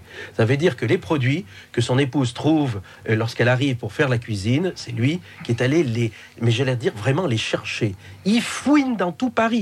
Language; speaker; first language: French; native; French